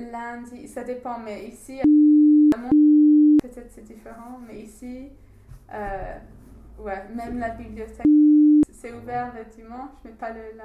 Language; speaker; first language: French; non-native, learner; English